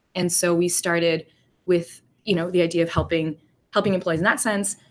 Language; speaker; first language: English; native; English